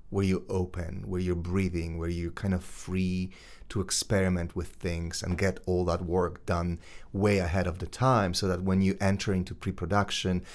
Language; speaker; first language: English; non-native, fluent; Polish